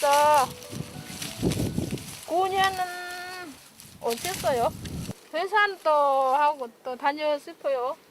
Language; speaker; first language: Korean; non-native, learner; Vietnamese